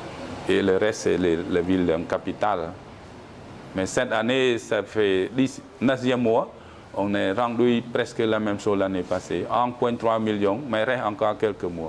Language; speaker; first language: French; non-native, learner; Khmer